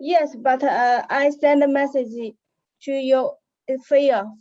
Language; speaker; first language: English; non-native, learner; Chinese